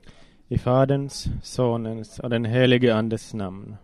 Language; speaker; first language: Swedish; non-native, local second language; Finnish